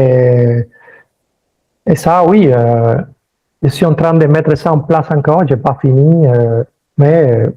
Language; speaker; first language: French; early bilingual, other home language; Spanish